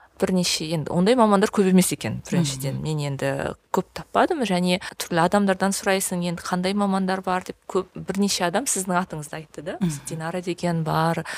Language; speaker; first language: Kazakh; native; Kazakh